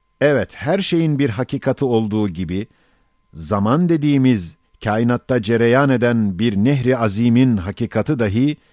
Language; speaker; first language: Turkish; native; Turkish